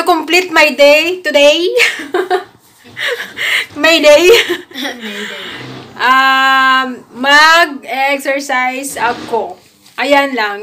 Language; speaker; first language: Filipino; non-native, local second language; Hiligaynon